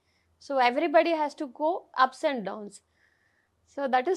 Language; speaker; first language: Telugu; non-native, local second language; Tamil